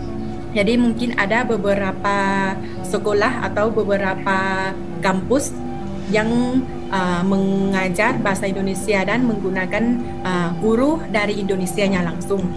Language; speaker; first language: Indonesian; non-native, fluent; Thai